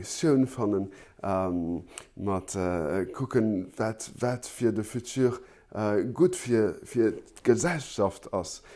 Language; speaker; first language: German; non-native, local second language; Luxembourgish